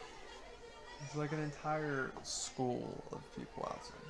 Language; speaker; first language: English; native; English